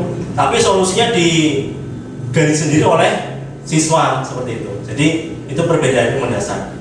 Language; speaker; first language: Indonesian; native; Indonesian